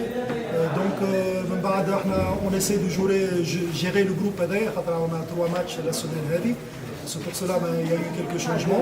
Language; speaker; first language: French; non-native, local second language; Arabic